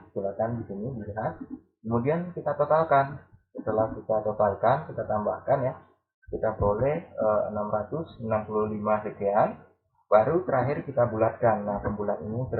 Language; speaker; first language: Indonesian; native; Indonesian